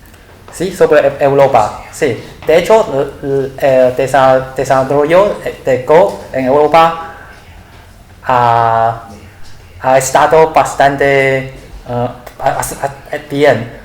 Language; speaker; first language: Spanish; non-native, learner; Chinese